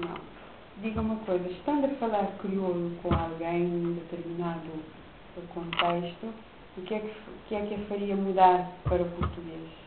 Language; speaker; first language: Portuguese; non-native, local second language; Kabuverdianu